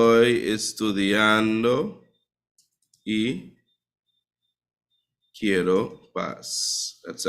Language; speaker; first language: Spanish; non-native, fluent; English